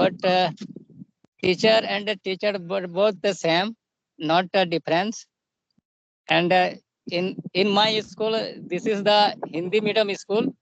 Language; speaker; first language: English; non-native, learner; Santali